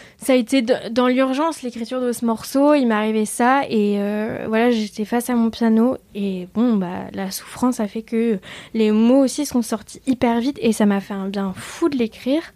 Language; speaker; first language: French; early bilingual, other home language; Vietnamese